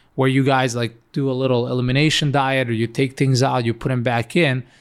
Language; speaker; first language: English; non-native, fluent; Macedonian